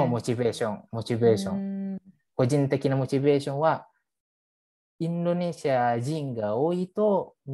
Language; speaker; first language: Japanese; non-native, fluent; Indonesian